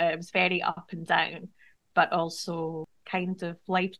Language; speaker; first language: English; native; English